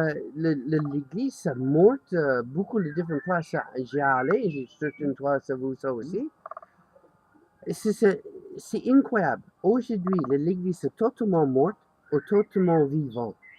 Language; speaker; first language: French; non-native, learner; English